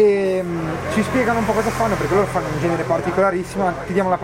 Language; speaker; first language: Italian; native; Italian